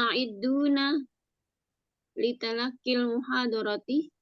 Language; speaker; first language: Arabic; non-native, learner; Indonesian